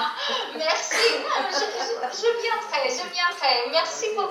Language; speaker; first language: French; non-native, fluent; Greek